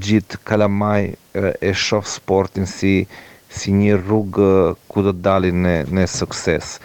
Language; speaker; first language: Albanian; non-native, learner; Croatian